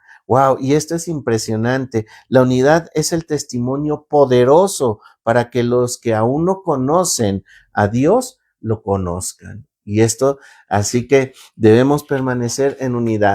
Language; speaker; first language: Spanish; native; Spanish